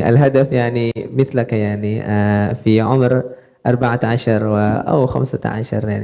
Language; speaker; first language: Arabic; non-native, learner; Indonesian